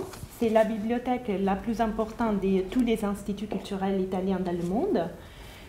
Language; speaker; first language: French; non-native, fluent; Italian